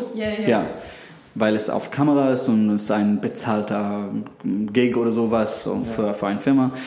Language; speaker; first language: German; non-native, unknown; Arabic